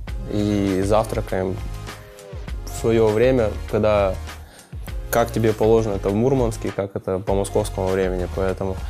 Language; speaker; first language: Russian; native; Russian